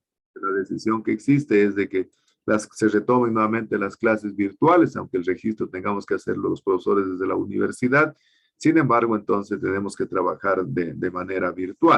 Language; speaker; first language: Spanish; native; Spanish